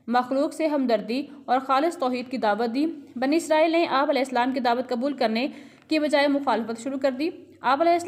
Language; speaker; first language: Urdu; non-native, local second language; Punjabi